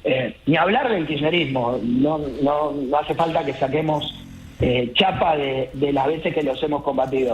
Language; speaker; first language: Spanish; native; Spanish